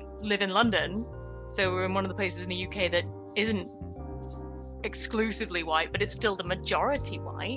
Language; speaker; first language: English; native; English